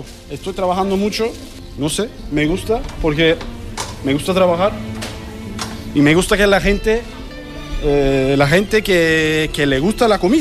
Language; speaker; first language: Spanish; non-native, learner; Turkish